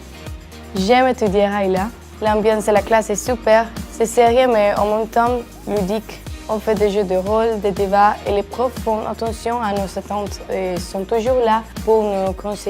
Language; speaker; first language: French; non-native, fluent; Spanish